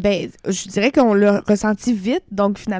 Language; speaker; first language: French; native; French